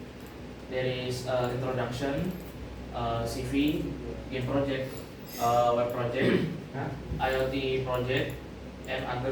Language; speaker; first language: English; non-native, learner; Indonesian